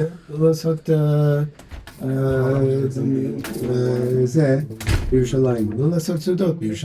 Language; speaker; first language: Hebrew; non-native, fluent; English